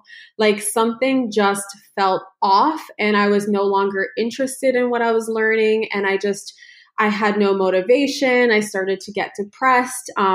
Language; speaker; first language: English; native; English